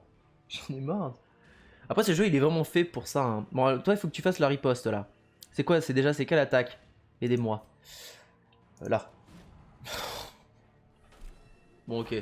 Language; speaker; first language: French; native; French